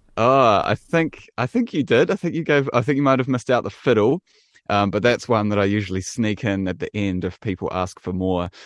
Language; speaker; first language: English; native; English